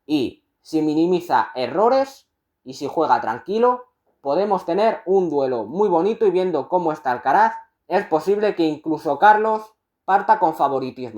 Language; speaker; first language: Spanish; native; Spanish